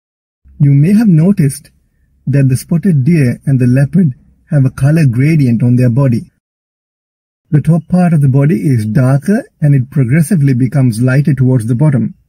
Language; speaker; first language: English; non-native, local second language; Sinhala